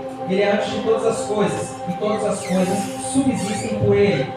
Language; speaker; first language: Portuguese; native; Portuguese